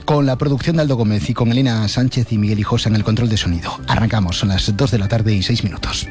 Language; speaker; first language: Spanish; native; Spanish